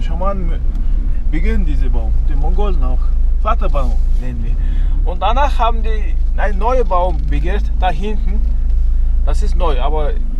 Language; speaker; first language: German; non-native, fluent; Mongolian